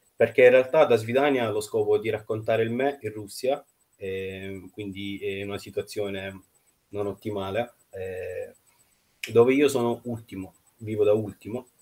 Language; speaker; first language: Italian; non-native, fluent; Russian